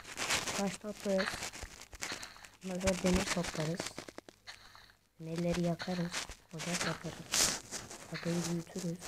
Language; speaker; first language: Turkish; native; Turkish